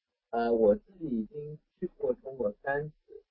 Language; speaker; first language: Chinese; non-native, fluent; English